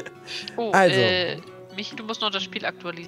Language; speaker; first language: German; native; German